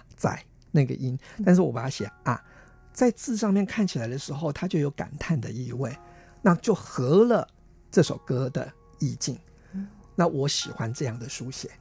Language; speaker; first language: Chinese; non-native, local second language; Min Nan Chinese